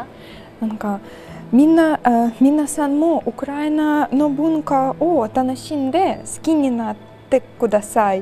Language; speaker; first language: Japanese; non-native, learner; Ukrainian